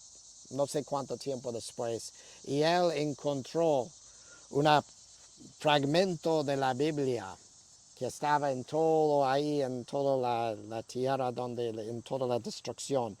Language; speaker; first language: Spanish; non-native, fluent; English